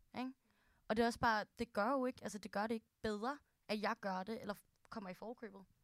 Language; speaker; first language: Danish; early bilingual, other home language; Filipino